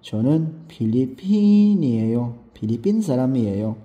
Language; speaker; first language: Korean; non-native, fluent; Filipino